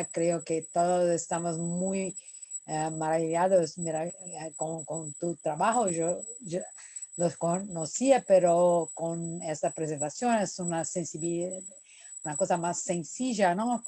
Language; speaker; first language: Spanish; non-native, fluent; Portuguese